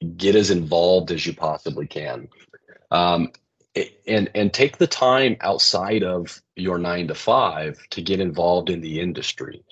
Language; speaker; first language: English; native; English